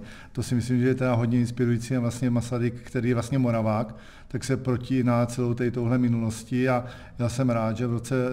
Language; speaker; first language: Czech; native; Czech